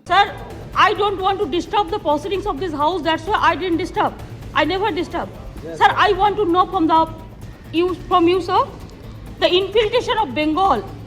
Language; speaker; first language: English; non-native, local second language; Bangla